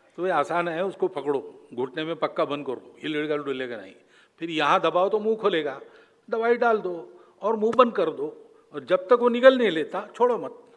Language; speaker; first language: Hindi; non-native, local second language; Marathi